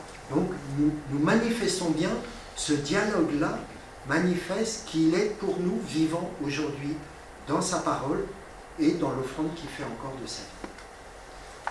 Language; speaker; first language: French; native; French